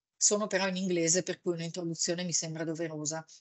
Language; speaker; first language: Italian; native; Italian